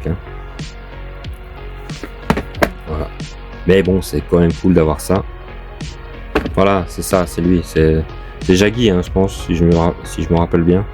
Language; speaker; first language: French; native; French